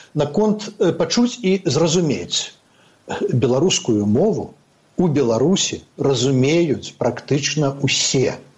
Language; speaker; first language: Belarusian; native; Belarusian